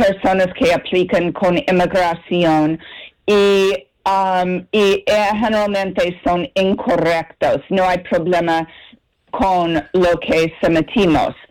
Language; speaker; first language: Spanish; non-native, learner; English